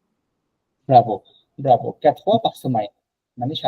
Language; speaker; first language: French; non-native, fluent; Bangla